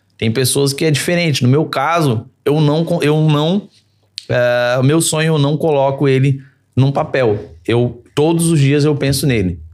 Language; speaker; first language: Portuguese; native; Portuguese